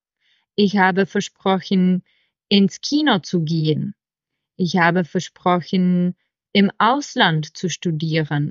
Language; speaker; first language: German; non-native, fluent; Czech